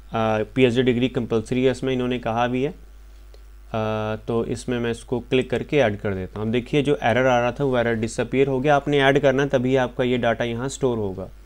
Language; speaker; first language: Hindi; non-native, local second language; Punjabi